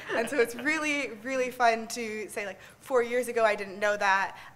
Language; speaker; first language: English; native; English